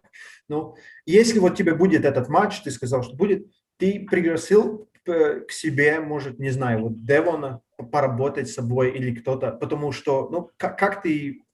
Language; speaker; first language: Russian; non-native, learner; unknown